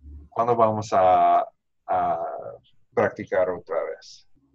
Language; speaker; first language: Spanish; non-native, learner; English